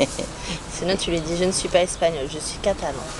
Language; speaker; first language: French; native; French